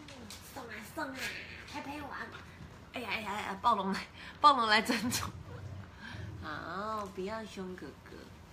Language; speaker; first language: Chinese; native; Chinese